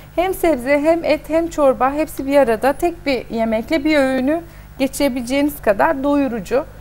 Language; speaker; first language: Turkish; native; Turkish